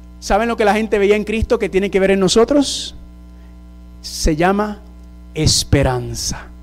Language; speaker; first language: Spanish; early bilingual, heritage; Spanish